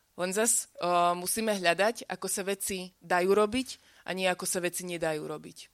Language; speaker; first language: Slovak; native; Slovak